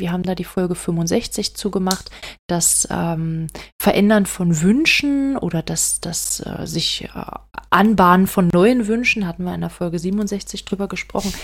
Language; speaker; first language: German; native; German